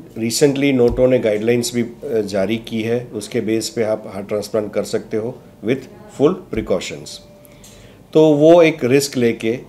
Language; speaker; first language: Hindi; non-native, local second language; Gujarati